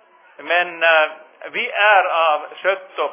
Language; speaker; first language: Swedish; non-native, fluent; Finnish